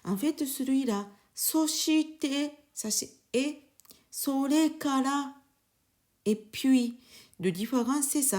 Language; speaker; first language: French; non-native, learner; Japanese